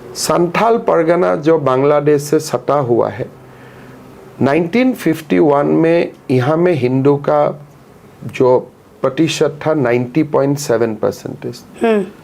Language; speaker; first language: Hindi; non-native, local second language; Assamese